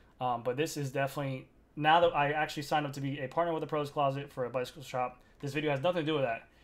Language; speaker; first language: English; native; English